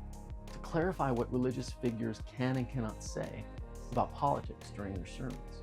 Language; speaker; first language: English; native; English